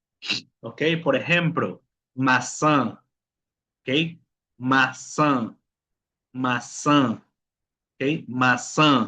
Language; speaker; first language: Portuguese; non-native, fluent; Spanish